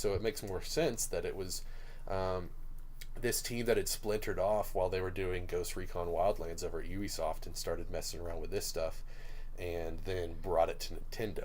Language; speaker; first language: English; native; English